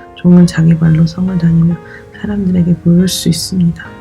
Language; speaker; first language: Korean; native; Korean